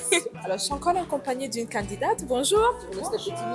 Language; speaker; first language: French; native; French